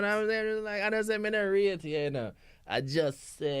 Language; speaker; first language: English; native; English